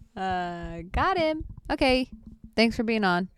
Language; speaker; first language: English; native; English